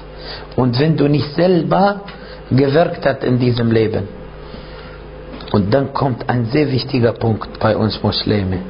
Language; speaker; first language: German; non-native, fluent; Arabic